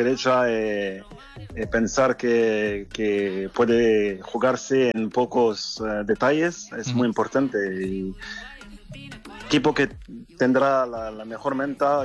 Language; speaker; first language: Spanish; non-native, fluent; French